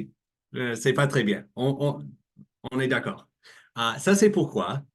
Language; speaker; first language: French; non-native, learner; English